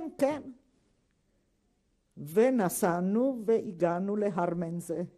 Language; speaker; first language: Hebrew; non-native, fluent; Hungarian